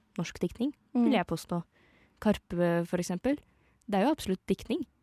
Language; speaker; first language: Norwegian; native; Norwegian